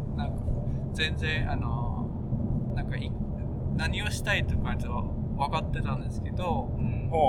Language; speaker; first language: Japanese; non-native, fluent; Dutch